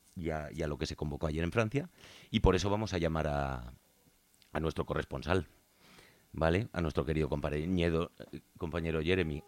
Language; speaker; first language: Spanish; native; Spanish